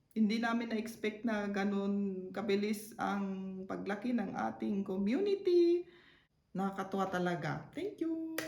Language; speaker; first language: Filipino; native; Filipino